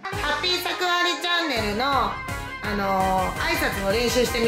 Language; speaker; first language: Japanese; native; Japanese